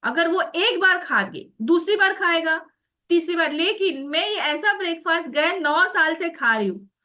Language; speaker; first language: Hindi; non-native, local second language; Marathi